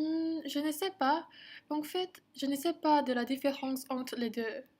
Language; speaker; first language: French; non-native, learner; Chinese